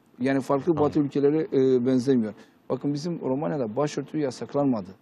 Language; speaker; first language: Turkish; early bilingual, heritage; Turkish